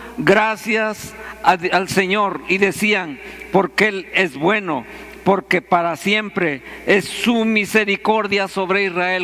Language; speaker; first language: Spanish; native; Spanish